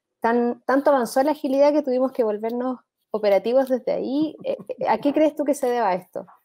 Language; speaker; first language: Spanish; native; Spanish